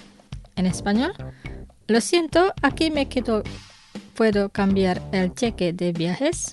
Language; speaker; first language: Spanish; non-native, fluent; Indonesian